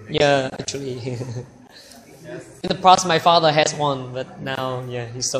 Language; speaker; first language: English; non-native, learner; Vietnamese